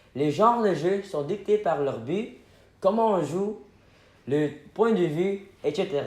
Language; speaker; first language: French; non-native, fluent; English